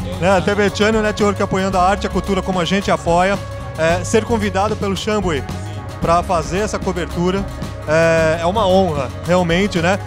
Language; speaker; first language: Portuguese; native; Portuguese